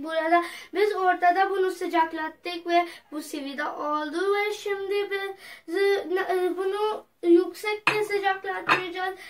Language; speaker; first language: Turkish; non-native, fluent; Urdu